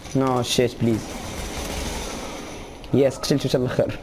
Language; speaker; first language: Arabic; native; Arabic